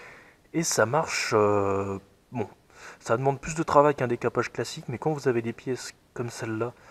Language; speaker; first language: French; native; French